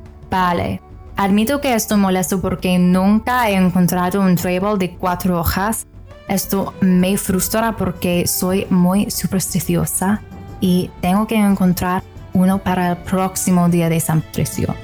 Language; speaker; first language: Spanish; non-native, fluent; English